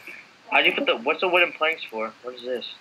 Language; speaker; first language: English; native; English